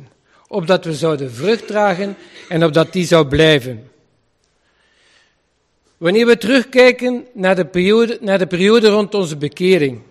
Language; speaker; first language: Dutch; native; Dutch